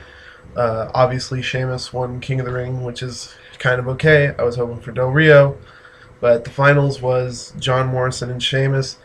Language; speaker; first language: English; native; English